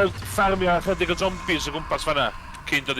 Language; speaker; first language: Welsh; native; Welsh